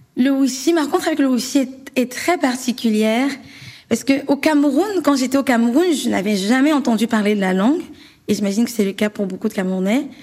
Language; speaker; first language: French; native; French